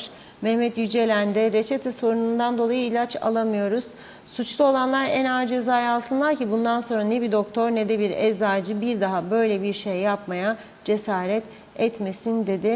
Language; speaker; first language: Turkish; native; Turkish